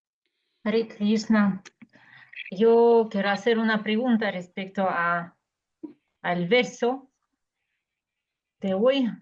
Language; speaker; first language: Spanish; non-native, fluent; Russian